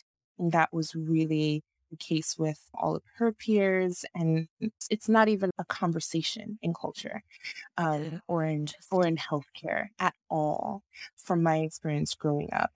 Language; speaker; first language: English; non-native, local second language; Yoruba